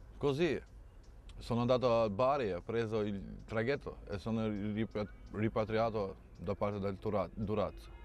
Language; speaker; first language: Italian; non-native, fluent; Albanian